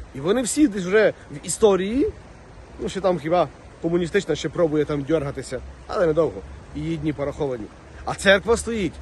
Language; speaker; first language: Ukrainian; native; Ukrainian